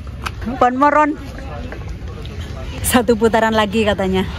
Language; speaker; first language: Indonesian; native; Indonesian